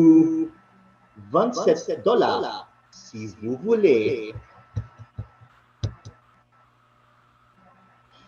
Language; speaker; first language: French; non-native, learner; Spanish